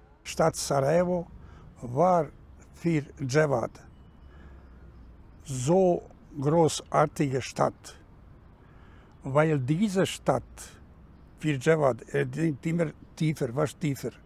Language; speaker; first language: German; non-native, fluent; Bosnian